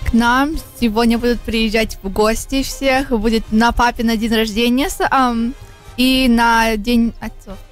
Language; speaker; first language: Russian; early bilingual, heritage; Russian